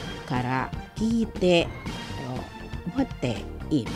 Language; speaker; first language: Japanese; non-native, learner; Indonesian